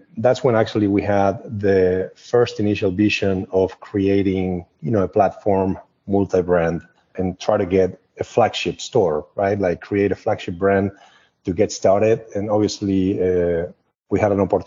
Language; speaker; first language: English; non-native, fluent; Spanish